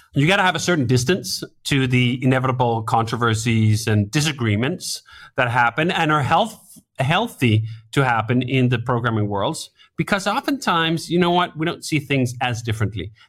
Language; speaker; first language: English; non-native, fluent; Danish